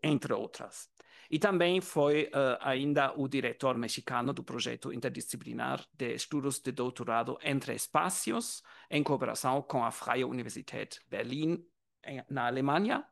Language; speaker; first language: Portuguese; non-native, learner; German